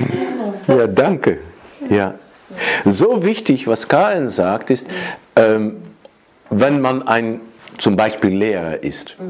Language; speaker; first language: German; non-native, fluent; Dutch